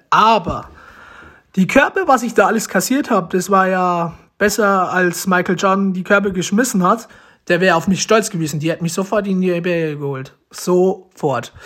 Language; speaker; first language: German; early bilingual, other home language; Romanian